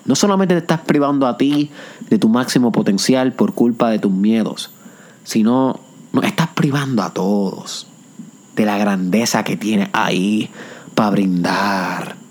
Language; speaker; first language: Spanish; native; Spanish